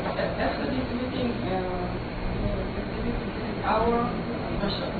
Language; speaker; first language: English; non-native, learner; Korean